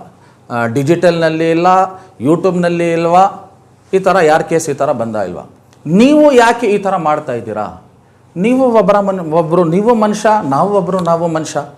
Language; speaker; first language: Kannada; non-native, local second language; Urdu